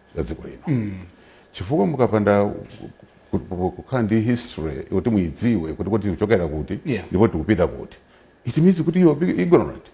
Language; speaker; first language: Nyanja; non-native, local second language; Yao